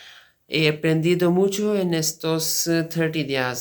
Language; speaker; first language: Spanish; non-native, learner; Urdu